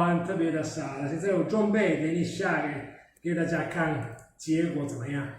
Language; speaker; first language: Chinese; non-native, fluent; Italian